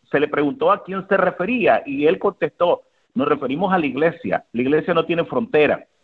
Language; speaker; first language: Spanish; native; Spanish